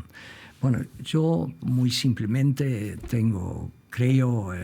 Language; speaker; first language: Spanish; non-native, fluent; Dutch